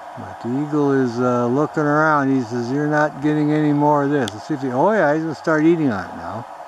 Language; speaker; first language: English; native; English